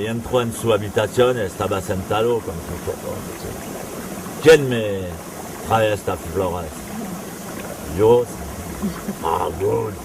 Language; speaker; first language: Spanish; non-native, fluent; French